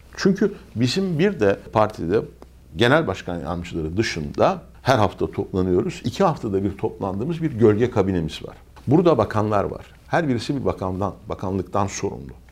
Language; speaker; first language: Turkish; native; Turkish